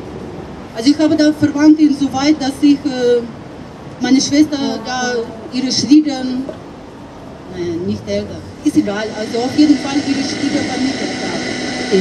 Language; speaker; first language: German; non-native, fluent; Russian